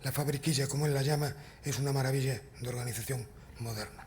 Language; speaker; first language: Spanish; non-native, local second language; Galician